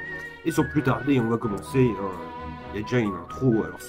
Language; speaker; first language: French; native; French